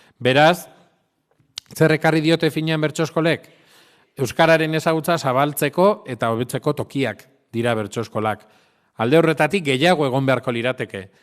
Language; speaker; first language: Basque; non-native, local second language; Spanish